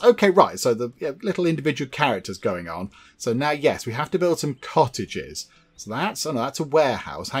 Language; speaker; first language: English; native; English